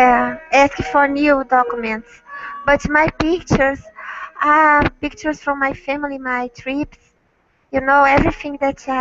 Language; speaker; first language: English; non-native, learner; Portuguese